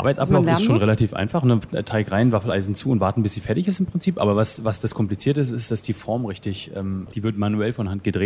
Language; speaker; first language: German; native; German